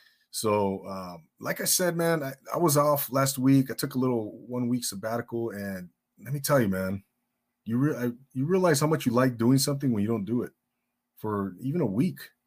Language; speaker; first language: English; early bilingual, other home language; Spanish